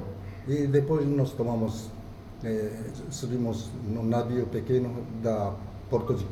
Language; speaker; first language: Portuguese; non-native, fluent; Japanese